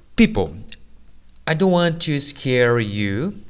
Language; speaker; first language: English; non-native, fluent; Portuguese